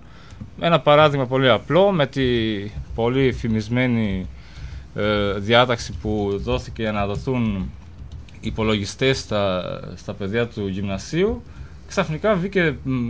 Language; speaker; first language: Greek; non-native, fluent; Albanian